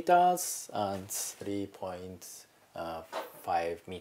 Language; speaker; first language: English; non-native, learner; Japanese